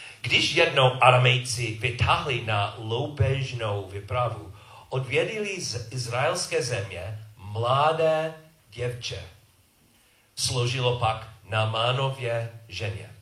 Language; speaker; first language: Czech; non-native, learner; English